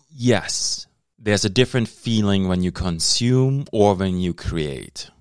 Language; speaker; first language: English; non-native, fluent; German